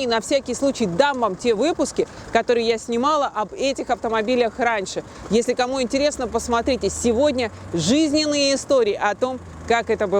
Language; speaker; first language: Russian; native; Russian